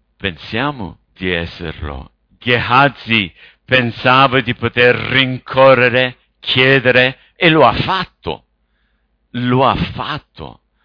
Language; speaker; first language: Italian; non-native, fluent; English